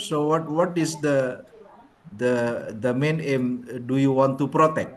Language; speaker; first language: English; non-native, learner; Indonesian